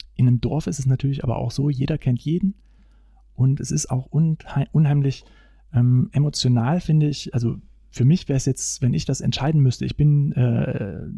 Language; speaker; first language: German; native; German